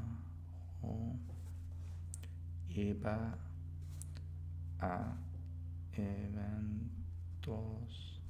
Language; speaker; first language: Spanish; non-native, learner; English